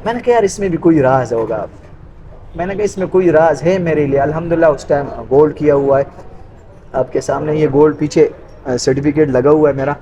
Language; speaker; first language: Urdu; non-native, local second language; Pashto